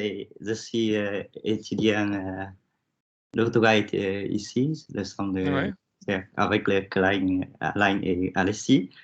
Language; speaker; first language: French; non-native, learner; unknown